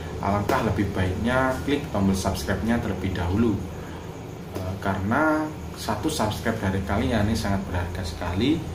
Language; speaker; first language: Indonesian; non-native, local second language; Javanese